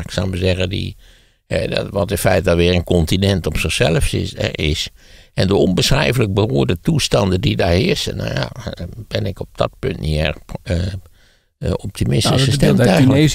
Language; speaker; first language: Dutch; native; Dutch